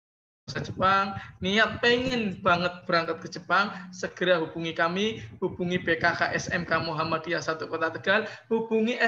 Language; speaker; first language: Indonesian; native; Indonesian